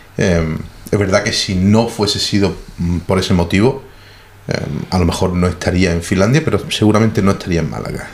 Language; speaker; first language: Spanish; native; Spanish